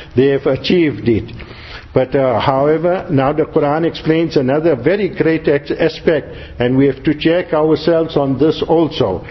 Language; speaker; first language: English; native; English